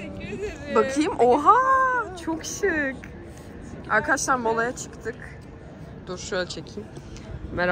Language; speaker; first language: Turkish; native; Turkish